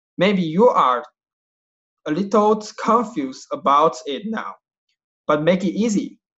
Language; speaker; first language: English; non-native, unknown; Chinese